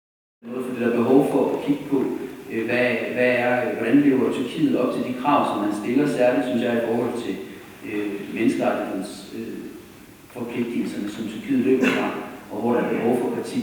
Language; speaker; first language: Danish; native; Danish